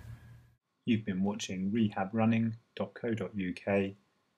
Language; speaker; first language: English; native; English